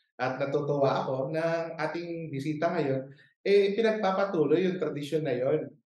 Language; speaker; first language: Filipino; native; Filipino